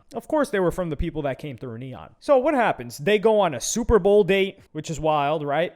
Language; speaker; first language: English; native; English